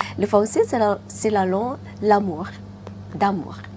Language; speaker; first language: French; non-native, learner; Thai